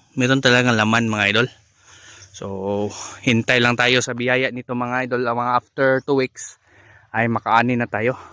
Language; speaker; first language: Filipino; non-native, local second language; Cebuano